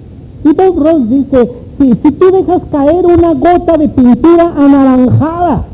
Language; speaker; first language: Spanish; native; Spanish